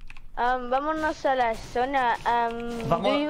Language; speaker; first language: Spanish; native; Spanish